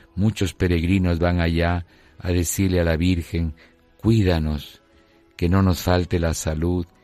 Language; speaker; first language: Spanish; native; Spanish